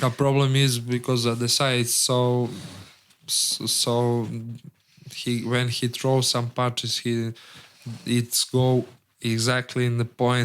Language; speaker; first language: English; non-native, learner; Serbian